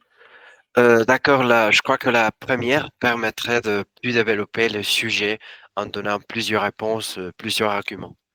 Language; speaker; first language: French; non-native, fluent; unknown